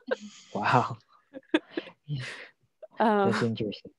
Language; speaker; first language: English; non-native, learner; Korean